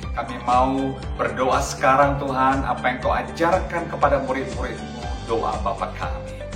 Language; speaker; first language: Indonesian; native; Indonesian